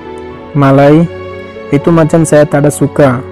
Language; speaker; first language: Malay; non-native, learner; Bangla